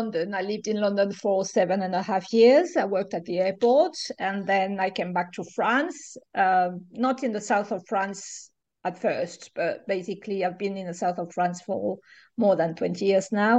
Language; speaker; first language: English; non-native, fluent; French